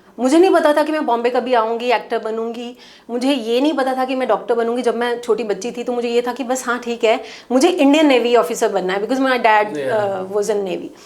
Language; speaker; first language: Hindi; non-native, local second language; Punjabi